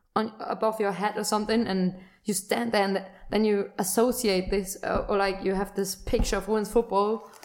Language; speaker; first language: English; non-native, fluent; German